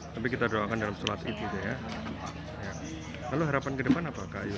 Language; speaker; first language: Indonesian; native; Indonesian